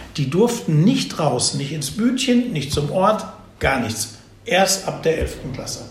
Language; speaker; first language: German; native; German